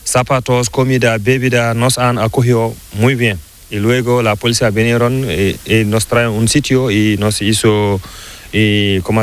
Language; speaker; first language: Spanish; non-native, learner; Fula